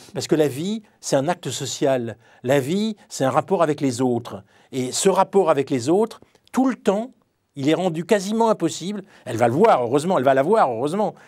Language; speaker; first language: French; native; French